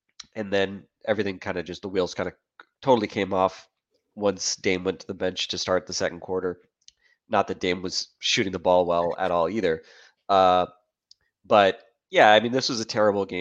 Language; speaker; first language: English; native; English